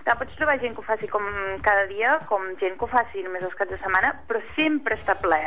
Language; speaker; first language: Catalan; native; Catalan